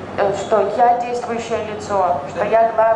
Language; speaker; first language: Russian; native; Russian